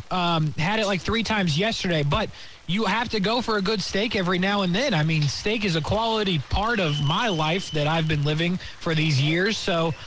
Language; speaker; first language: English; native; English